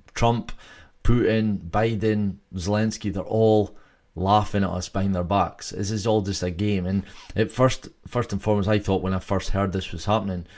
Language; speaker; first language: English; native; English